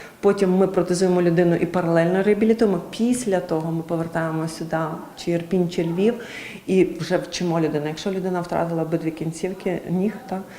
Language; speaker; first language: Ukrainian; native; Ukrainian